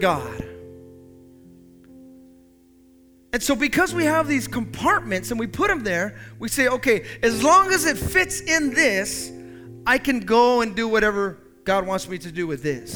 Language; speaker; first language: English; native; English